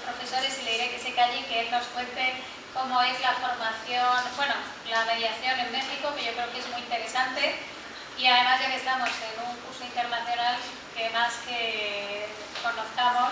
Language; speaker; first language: Spanish; native; Spanish